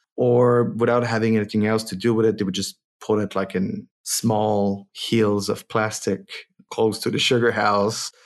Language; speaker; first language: English; non-native, fluent; French